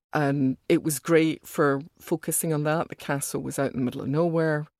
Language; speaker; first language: English; native; English